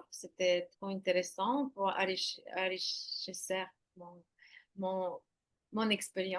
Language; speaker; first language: French; non-native, learner; Ukrainian